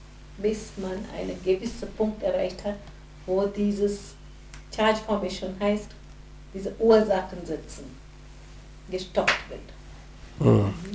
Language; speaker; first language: German; non-native, fluent; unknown